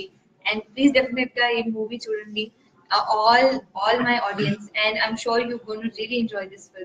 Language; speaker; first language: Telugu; non-native, learner; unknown